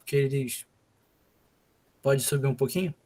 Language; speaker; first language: Portuguese; native; Portuguese